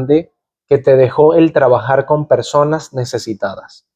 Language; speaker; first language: Spanish; native; Spanish